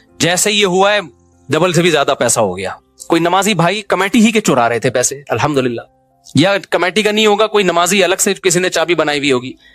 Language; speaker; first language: Urdu; native; Urdu